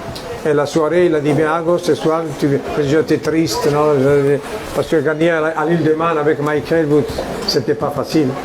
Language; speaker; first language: French; non-native, fluent; Italian